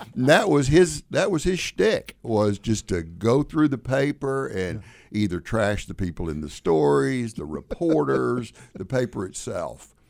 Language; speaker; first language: English; native; English